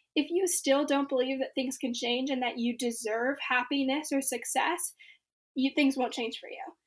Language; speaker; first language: English; native; English